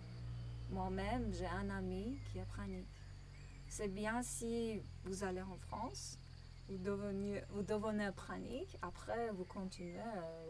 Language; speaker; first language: French; non-native, learner; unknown